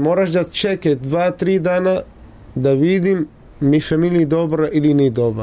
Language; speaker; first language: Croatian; non-native, learner; Arabic